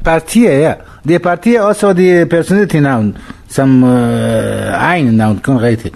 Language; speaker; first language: Danish; non-native, learner; Arabic